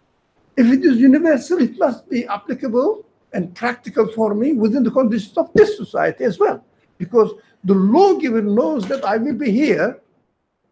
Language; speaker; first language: English; non-native, fluent; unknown